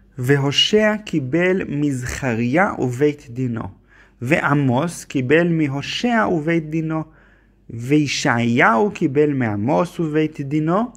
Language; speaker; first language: Hebrew; native; Hebrew